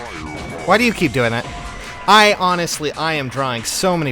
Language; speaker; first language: English; native; English